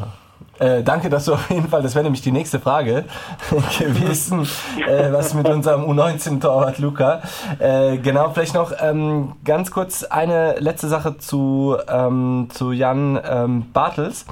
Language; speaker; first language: German; native; German